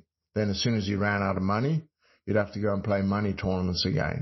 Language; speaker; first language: English; native; English